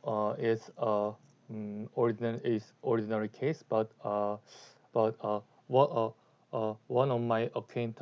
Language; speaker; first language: English; non-native, learner; Korean